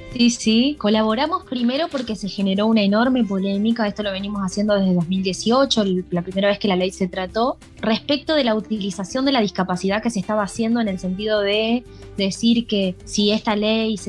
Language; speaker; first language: Spanish; native; Spanish